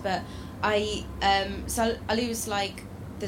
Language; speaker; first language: English; native; English